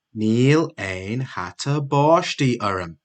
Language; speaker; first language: Irish; non-native, local second language; English